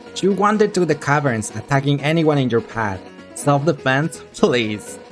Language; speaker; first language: English; non-native, fluent; Spanish